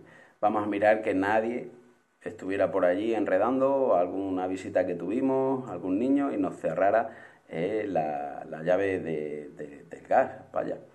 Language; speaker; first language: Spanish; native; Spanish